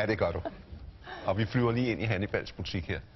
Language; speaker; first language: Danish; native; Danish